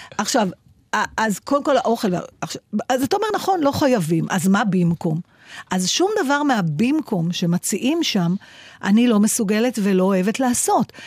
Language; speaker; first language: Hebrew; native; Hebrew